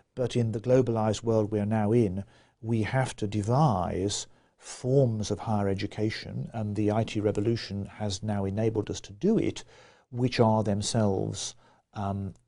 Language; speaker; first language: English; native; English